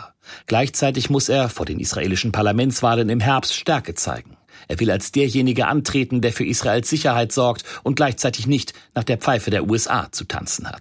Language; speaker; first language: German; native; German